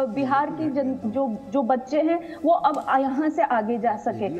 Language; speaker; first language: Hindi; native; Hindi